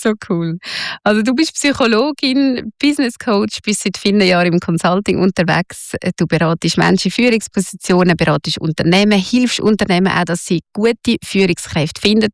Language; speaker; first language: German; native; German